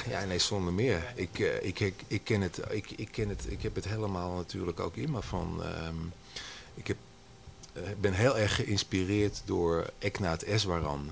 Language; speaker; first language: Dutch; native; Dutch